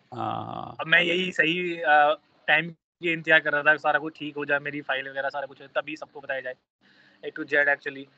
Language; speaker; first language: Hindi; native; Hindi